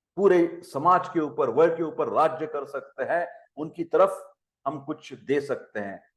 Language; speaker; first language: Hindi; non-native, local second language; Marathi